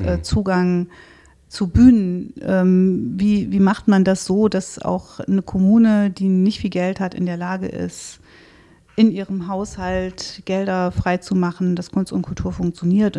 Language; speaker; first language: German; native; German